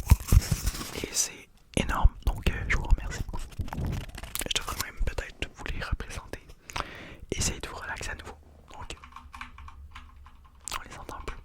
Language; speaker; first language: French; native; French